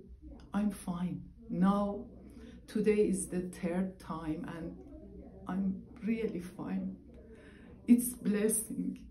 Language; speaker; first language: English; non-native, learner; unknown